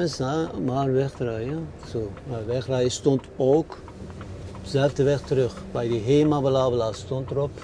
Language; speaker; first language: Dutch; non-native, fluent; Turkish